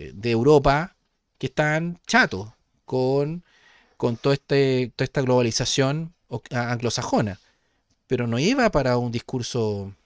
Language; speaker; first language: Spanish; native; Spanish